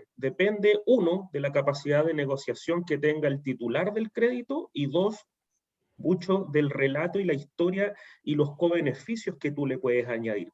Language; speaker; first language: Spanish; native; Spanish